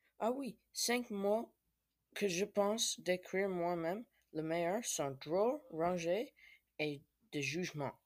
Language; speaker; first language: French; non-native, learner; English